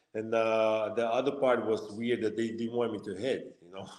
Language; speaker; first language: English; non-native, fluent; Lithuanian